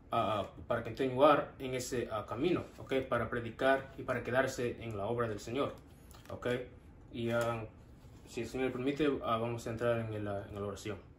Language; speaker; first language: Spanish; non-native, learner; English